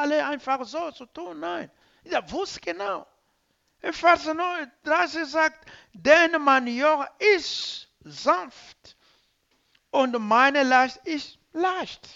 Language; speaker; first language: German; non-native, learner; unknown